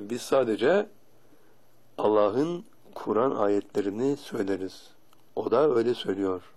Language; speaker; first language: Turkish; native; Turkish